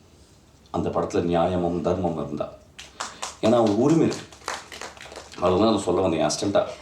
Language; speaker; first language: Tamil; native; Tamil